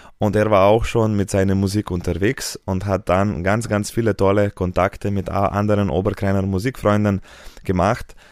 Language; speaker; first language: German; non-native, fluent; Slovenian